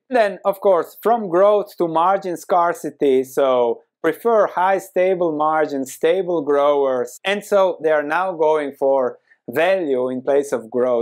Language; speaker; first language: English; non-native, fluent; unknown